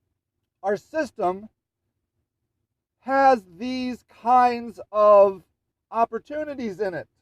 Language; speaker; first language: English; native; English